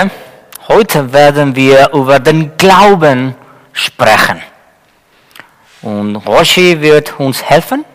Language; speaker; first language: German; non-native, learner; Spanish